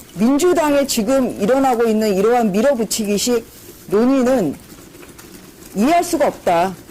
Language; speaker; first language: Korean; native; Korean